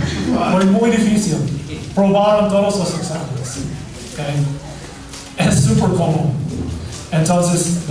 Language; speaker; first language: Spanish; non-native, fluent; English